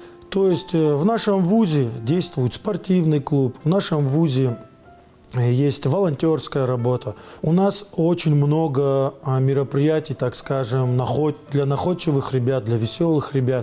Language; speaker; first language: Russian; native; Russian